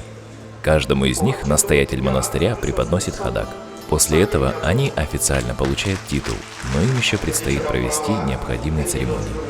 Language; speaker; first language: Russian; native; Russian